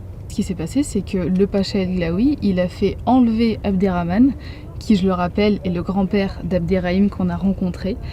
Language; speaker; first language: French; native; French